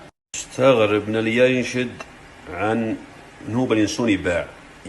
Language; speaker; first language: Arabic; native; Arabic